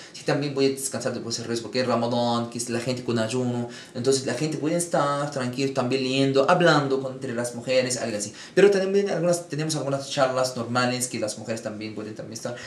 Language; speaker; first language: Spanish; non-native, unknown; Arabic